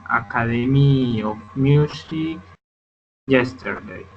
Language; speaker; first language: English; non-native, learner; Spanish